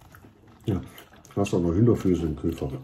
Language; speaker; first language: German; native; German